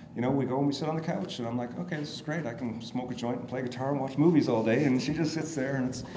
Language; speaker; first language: English; native; English